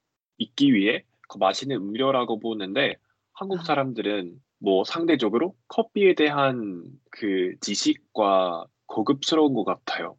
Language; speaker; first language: Korean; non-native, fluent; English